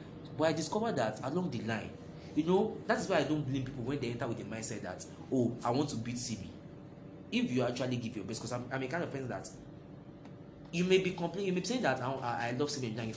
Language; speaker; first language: English; non-native, local second language; Yoruba